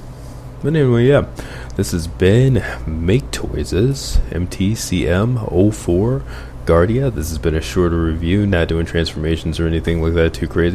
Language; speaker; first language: English; native; English